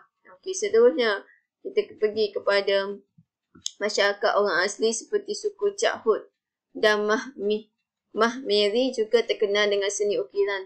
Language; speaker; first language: Malay; native; Malay